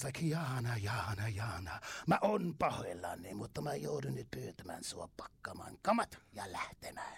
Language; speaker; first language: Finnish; non-native, learner; English